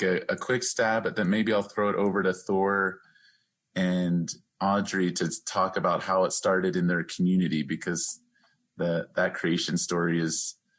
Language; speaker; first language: English; native; English